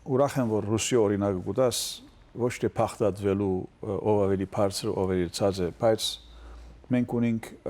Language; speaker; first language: Armenian; early bilingual, heritage; Armenian